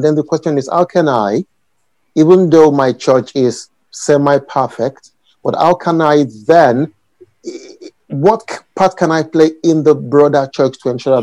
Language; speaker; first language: English; non-native, local second language; Yoruba